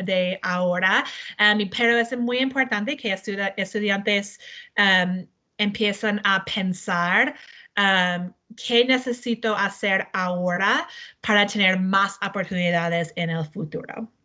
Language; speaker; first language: Spanish; non-native, learner; English